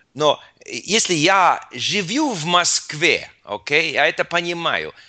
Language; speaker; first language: Russian; non-native, learner; English